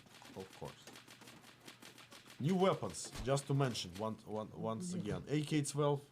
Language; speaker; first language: English; non-native, fluent; Russian